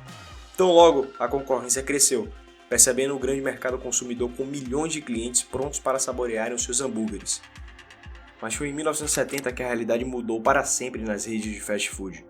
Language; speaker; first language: Portuguese; native; Portuguese